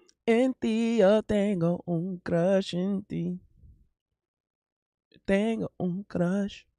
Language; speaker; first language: Spanish; non-native, learner; English